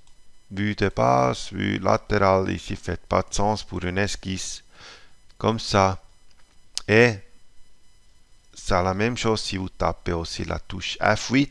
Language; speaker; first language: French; non-native, local second language; German